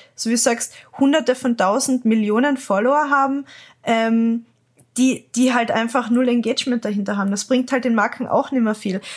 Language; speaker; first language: German; native; German